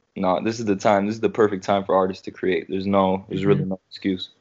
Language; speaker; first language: English; native; English